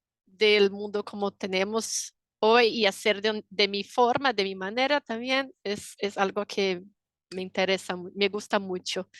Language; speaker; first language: Spanish; non-native, fluent; Portuguese